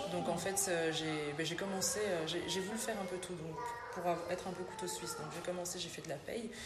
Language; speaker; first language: French; native; French